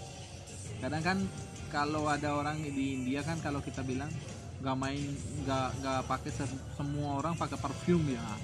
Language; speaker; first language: Indonesian; non-native, fluent; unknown